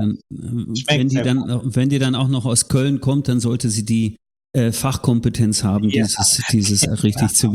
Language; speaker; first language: German; native; German